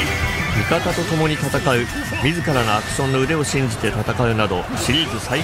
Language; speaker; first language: Japanese; native; Japanese